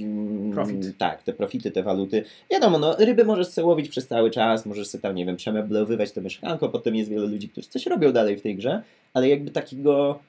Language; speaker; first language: Polish; native; Polish